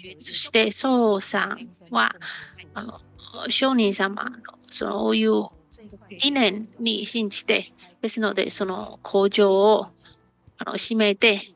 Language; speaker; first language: Japanese; non-native, learner; Chinese